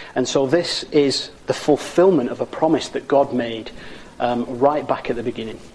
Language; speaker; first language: English; native; English